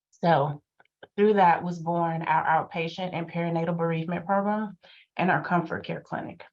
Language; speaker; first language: English; native; English